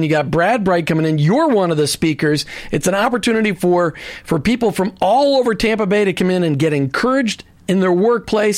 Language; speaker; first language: English; native; English